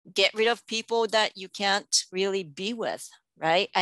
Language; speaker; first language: English; non-native, local second language; Japanese